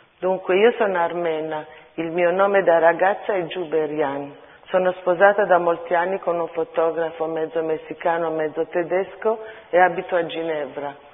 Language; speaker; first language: Italian; early bilingual, other home language; Armenian